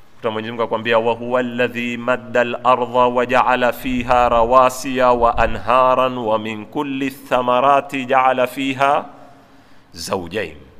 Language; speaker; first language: Swahili; native; Swahili